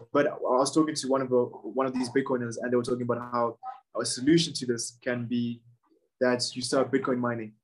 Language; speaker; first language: English; non-native, local second language; Shona